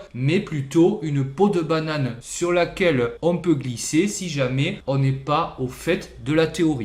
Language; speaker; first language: French; native; French